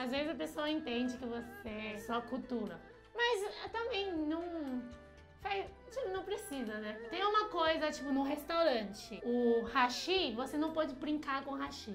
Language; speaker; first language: Portuguese; non-native, learner; Chinese